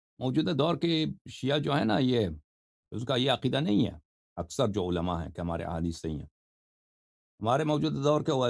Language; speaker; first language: Urdu; native; Urdu